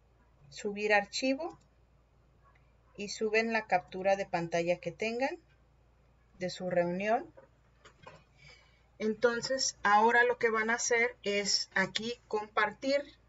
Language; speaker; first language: Spanish; native; Spanish